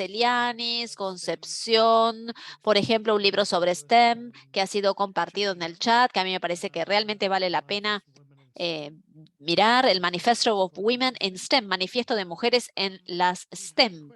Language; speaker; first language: Spanish; non-native, fluent; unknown